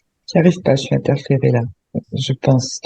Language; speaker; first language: French; native; French